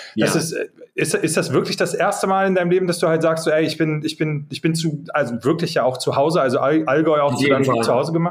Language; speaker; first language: German; native; German